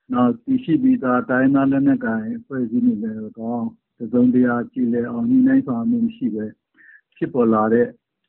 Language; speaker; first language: Burmese; non-native, local second language; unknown